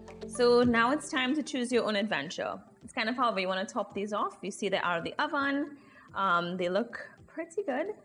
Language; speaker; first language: English; native; English